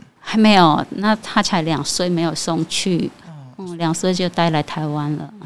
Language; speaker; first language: Chinese; non-native, fluent; Khmer